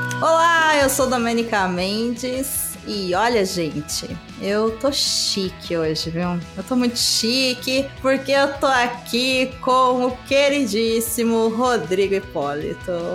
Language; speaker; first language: Portuguese; native; Portuguese